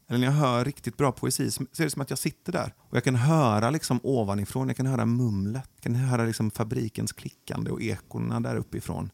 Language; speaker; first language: Swedish; early bilingual, other home language; Persian